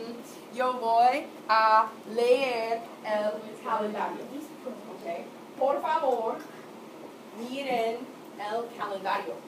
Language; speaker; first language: Spanish; non-native, fluent; English